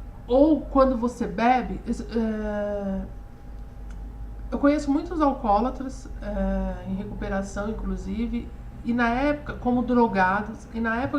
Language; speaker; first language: Portuguese; native; Portuguese